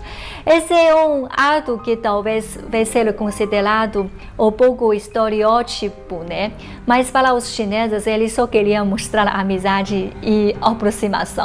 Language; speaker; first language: Portuguese; non-native, fluent; Chinese